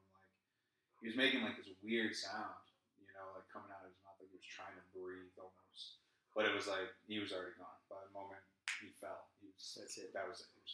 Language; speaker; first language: English; native; English